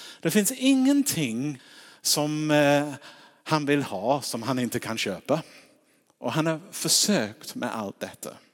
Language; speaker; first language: Swedish; non-native, fluent; English